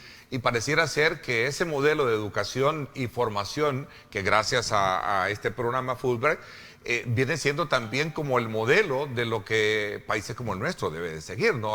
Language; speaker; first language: Spanish; native; Spanish